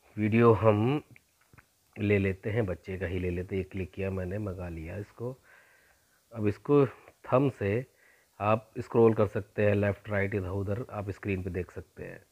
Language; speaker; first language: Hindi; native; Hindi